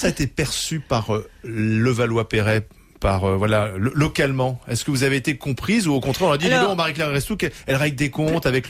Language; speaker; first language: French; native; French